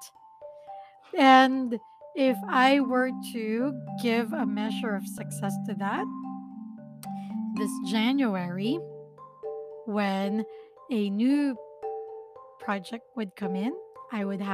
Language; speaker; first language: English; non-native, local second language; Filipino